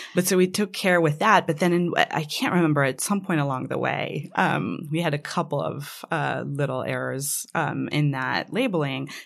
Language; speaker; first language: English; non-native, fluent; Hebrew